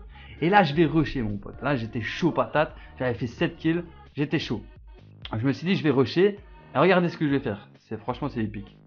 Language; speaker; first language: French; native; French